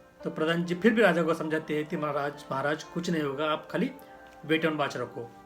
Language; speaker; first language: Hindi; non-native, local second language; Marathi